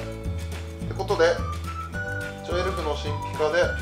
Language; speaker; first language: Japanese; native; Japanese